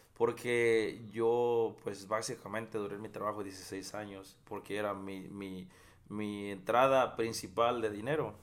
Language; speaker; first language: Spanish; native; Spanish